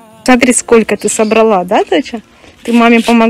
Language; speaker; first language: Russian; native; Russian